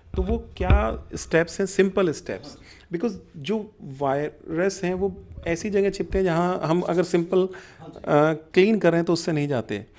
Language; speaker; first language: Hindi; non-native, local second language; Punjabi